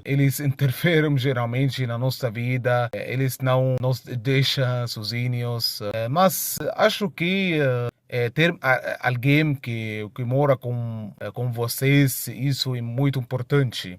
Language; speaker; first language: Portuguese; non-native, fluent; Arabic